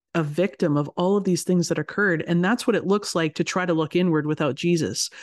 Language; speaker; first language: English; native; English